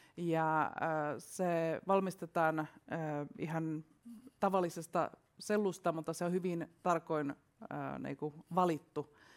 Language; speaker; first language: Finnish; non-native, fluent; Russian